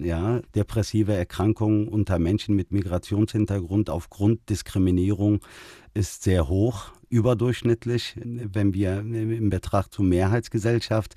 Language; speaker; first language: German; early bilingual, other home language; Turkish